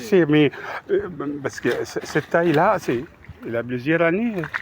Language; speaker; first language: French; non-native, fluent; Arabic